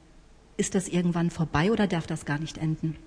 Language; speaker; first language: German; native; German